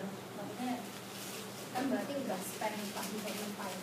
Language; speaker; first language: Indonesian; native; Indonesian